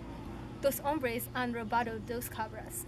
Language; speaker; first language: Spanish; non-native, learner; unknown